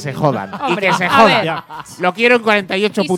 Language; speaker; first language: Spanish; native; Spanish